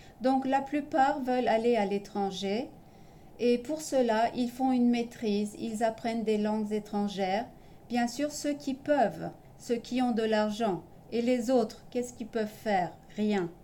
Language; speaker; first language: French; early bilingual, other home language; Turkish